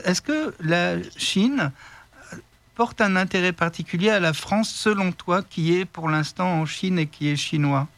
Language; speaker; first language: French; native; French